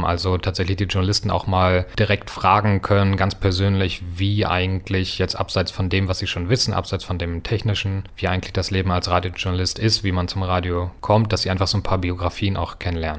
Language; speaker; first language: German; native; German